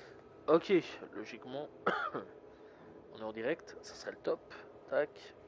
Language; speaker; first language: French; native; French